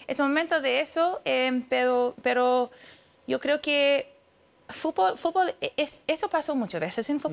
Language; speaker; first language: Spanish; early bilingual, heritage; English